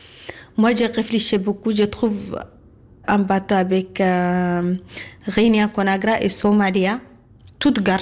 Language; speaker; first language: French; non-native, learner; Arabic